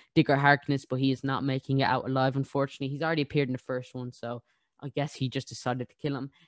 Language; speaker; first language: English; native; English